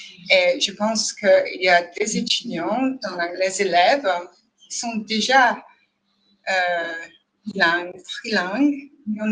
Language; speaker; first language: French; non-native, fluent; English